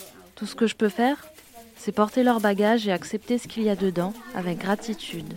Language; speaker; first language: French; early bilingual, other home language; Khmer